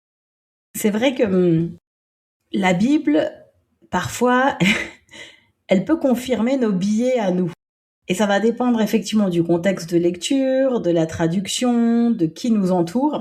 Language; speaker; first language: French; native; French